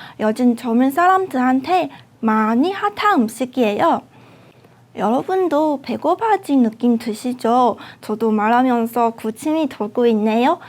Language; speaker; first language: Korean; non-native, fluent; Chinese